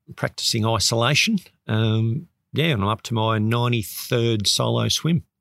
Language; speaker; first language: English; native; English